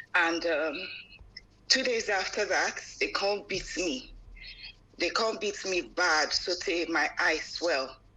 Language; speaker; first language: Nigerian Pidgin; non-native, local second language; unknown